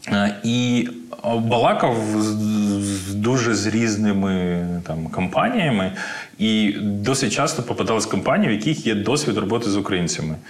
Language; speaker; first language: Ukrainian; native; Ukrainian